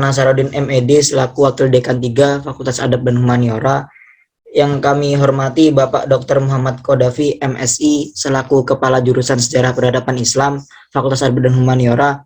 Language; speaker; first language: Indonesian; native; Indonesian